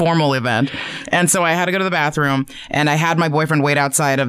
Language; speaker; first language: English; early bilingual, other home language; Chinese